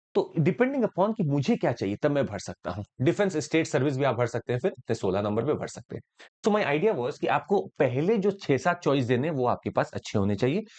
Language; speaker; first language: Hindi; native; Hindi